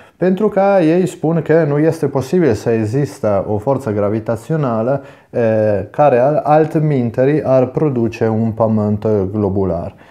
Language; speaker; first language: Romanian; non-native, fluent; Italian